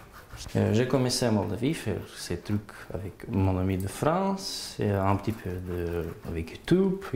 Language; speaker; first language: French; non-native, learner; Gagauz